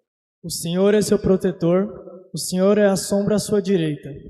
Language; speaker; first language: Portuguese; native; Portuguese